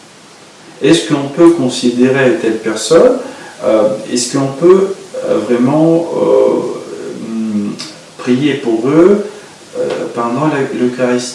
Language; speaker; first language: French; non-native, fluent; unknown